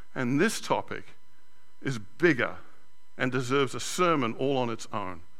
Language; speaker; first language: English; native; English